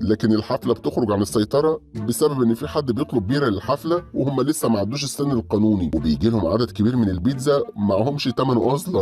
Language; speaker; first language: Arabic; native; Arabic